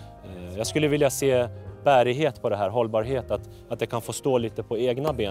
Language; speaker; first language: Swedish; native; Swedish